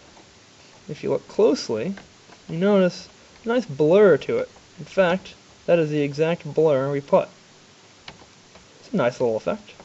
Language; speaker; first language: English; native; English